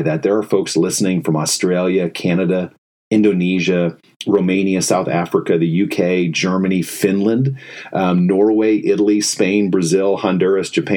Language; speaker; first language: English; native; English